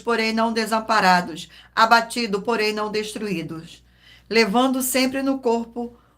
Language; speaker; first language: Portuguese; native; Portuguese